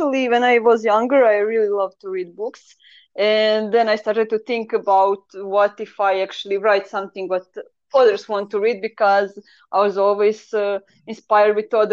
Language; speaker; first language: English; non-native, fluent; Croatian